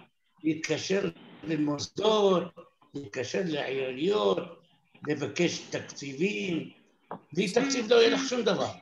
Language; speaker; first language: Hebrew; non-native, fluent; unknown